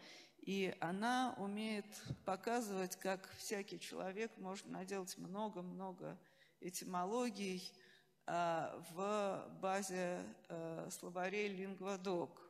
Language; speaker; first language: Russian; native; Russian